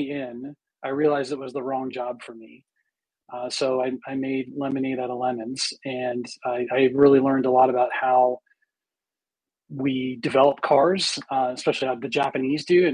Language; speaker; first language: English; native; English